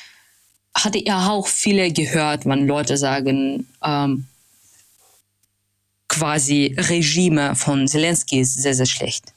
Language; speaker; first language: German; non-native, fluent; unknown